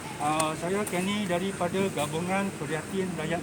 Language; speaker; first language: Malay; native; Malay